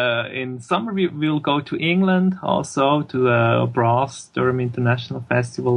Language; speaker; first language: English; non-native, fluent; German